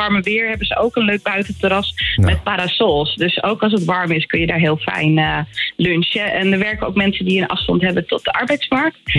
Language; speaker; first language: Dutch; native; Dutch